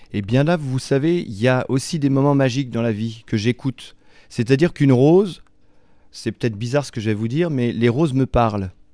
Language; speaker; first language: French; native; French